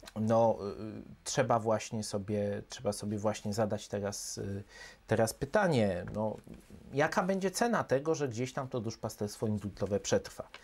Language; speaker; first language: Polish; native; Polish